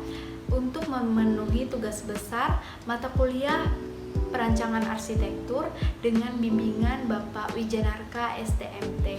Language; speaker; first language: Indonesian; native; Indonesian